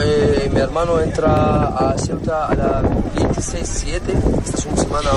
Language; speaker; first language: Spanish; non-native, learner; Arabic